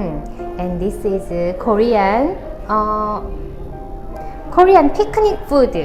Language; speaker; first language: English; non-native, learner; Korean